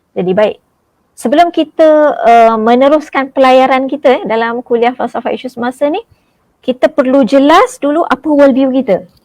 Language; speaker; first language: Malay; native; Malay